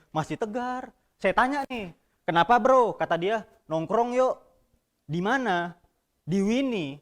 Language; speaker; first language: Indonesian; native; Indonesian